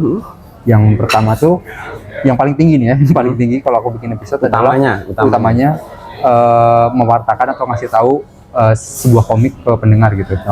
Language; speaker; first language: Indonesian; native; Indonesian